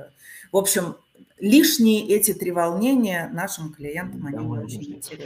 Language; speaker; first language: Russian; native; Russian